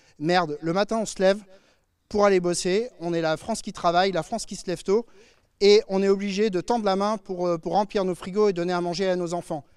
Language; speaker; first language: French; native; French